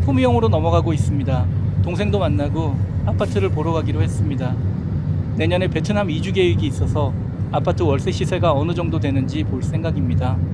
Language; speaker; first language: Korean; native; Korean